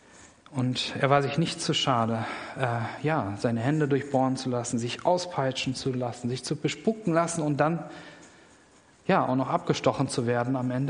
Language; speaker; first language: German; native; German